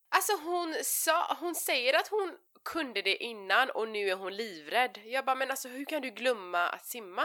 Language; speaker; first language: Swedish; early bilingual, other home language; Persian